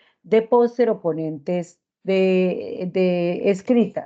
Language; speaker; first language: Spanish; native; Spanish